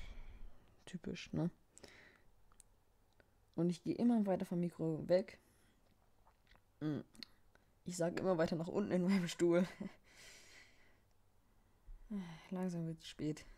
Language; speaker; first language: German; native; German